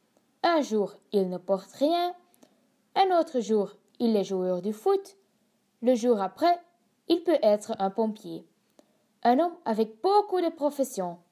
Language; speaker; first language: French; non-native, learner; Dutch